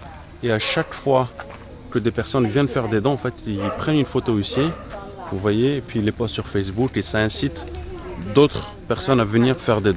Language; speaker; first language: French; native; French